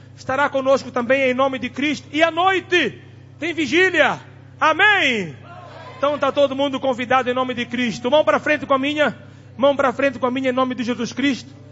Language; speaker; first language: Portuguese; non-native, local second language; Tsonga